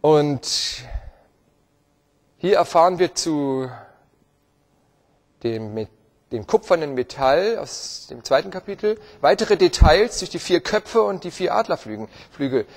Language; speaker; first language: German; native; German